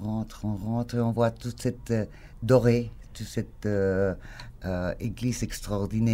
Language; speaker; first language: French; non-native, fluent; Spanish